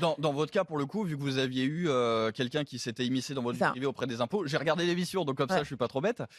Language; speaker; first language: French; native; French